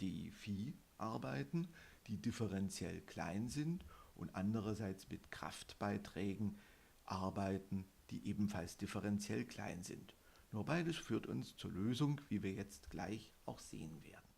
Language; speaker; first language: German; native; German